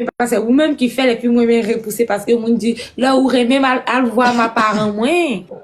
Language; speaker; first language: Haitian Creole; non-native, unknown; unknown